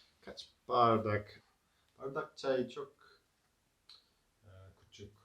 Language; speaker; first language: Turkish; non-native, learner; English